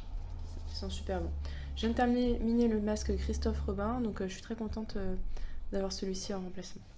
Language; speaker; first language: French; native; French